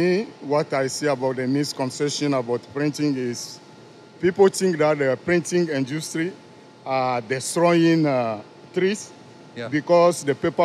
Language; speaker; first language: English; non-native, fluent; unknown